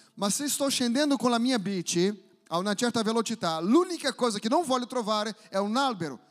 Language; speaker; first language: Italian; non-native, fluent; Portuguese